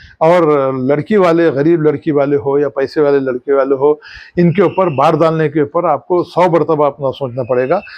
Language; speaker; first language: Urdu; native; Urdu